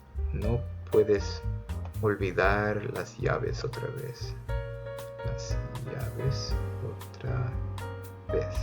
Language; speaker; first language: Spanish; early bilingual, heritage; Spanish